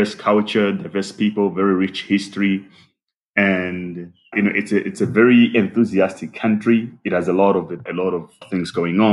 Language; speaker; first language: English; non-native, local second language; Nyanja